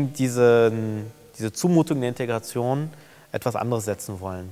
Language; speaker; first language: German; early bilingual, other home language; Turkish